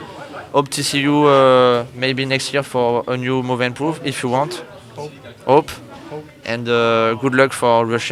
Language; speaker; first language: English; non-native, learner; French